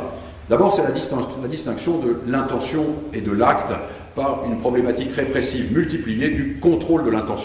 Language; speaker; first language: French; native; French